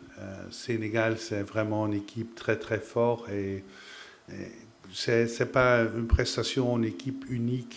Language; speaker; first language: French; non-native, fluent; Dutch